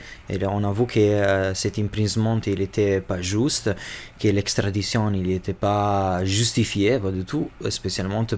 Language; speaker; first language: French; non-native, fluent; Albanian